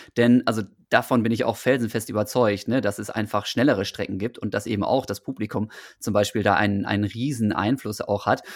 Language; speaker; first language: German; native; German